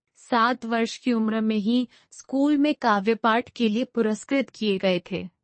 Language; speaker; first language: Hindi; non-native, local second language; Telugu